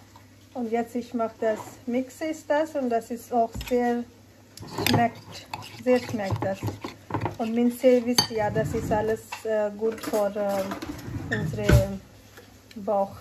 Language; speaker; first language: German; non-native, learner; Urdu